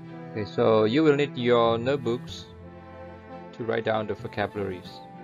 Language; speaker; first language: English; non-native, fluent; Indonesian